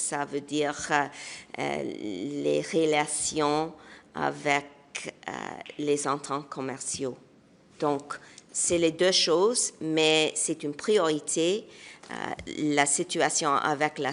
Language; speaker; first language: French; non-native, local second language; English